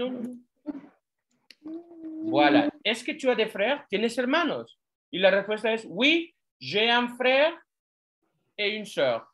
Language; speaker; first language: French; non-native, fluent; Spanish